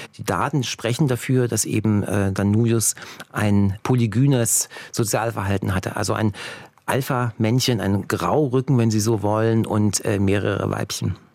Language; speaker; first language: German; early bilingual, heritage; Bulgarian